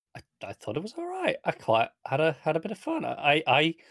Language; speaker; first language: English; native; English